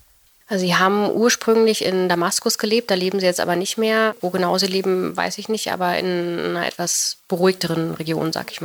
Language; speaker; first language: German; native; German